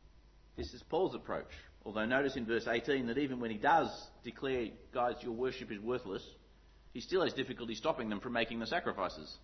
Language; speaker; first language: English; native; English